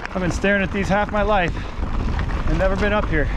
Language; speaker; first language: English; native; English